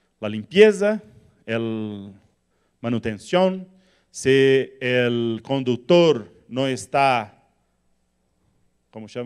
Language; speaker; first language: Spanish; non-native, learner; Portuguese